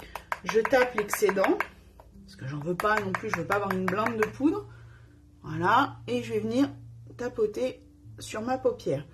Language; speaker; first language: French; native; French